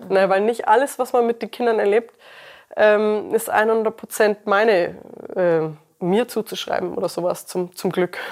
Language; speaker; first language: German; early bilingual, other home language; English